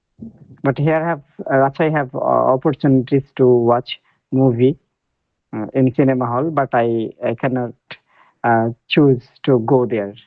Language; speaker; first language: English; non-native, learner; Bangla